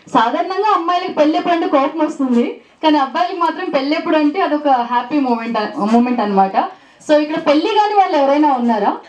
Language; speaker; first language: Telugu; native; Telugu